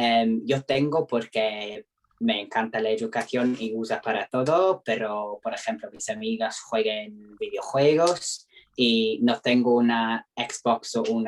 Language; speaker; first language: Spanish; non-native, learner; English